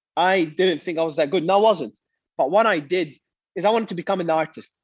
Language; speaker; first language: English; early bilingual, other home language; Arabic